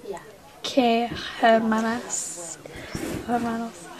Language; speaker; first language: Spanish; non-native, learner; English